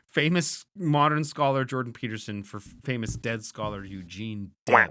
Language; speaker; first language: English; native; English